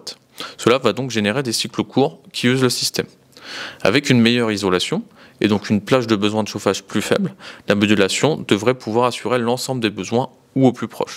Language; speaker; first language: French; native; French